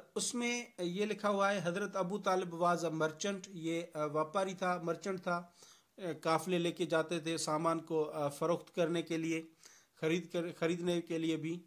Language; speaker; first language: Urdu; non-native, local second language; Sindhi